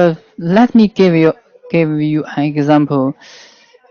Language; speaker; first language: English; non-native, learner; Chinese